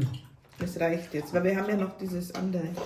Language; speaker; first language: German; non-native, fluent; Filipino